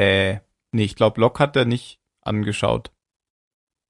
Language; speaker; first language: German; native; German